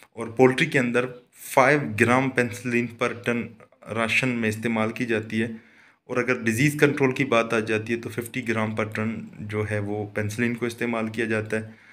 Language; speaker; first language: Urdu; non-native, local second language; Sindhi